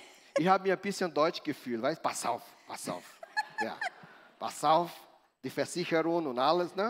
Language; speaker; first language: German; non-native, learner; Portuguese